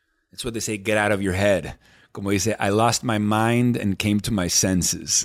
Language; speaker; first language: English; non-native, fluent; Spanish